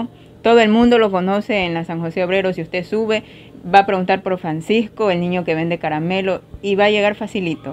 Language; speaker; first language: Spanish; native; Spanish